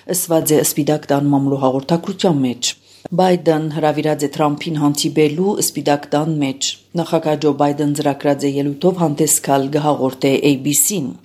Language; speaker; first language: Armenian; native; Armenian